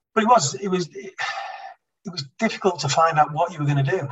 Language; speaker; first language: English; native; English